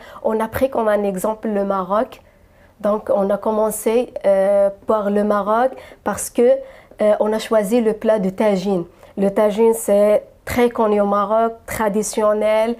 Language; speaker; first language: French; non-native, local second language; Arabic